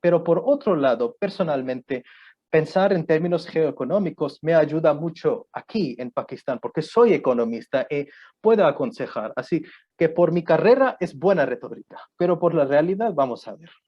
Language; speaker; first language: Spanish; non-native, fluent; Punjabi